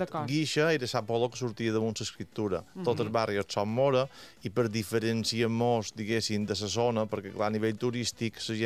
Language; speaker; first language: Catalan; native; Catalan